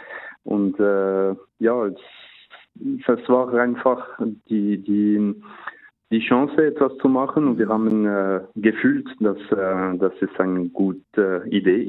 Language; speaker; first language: German; non-native, local second language; French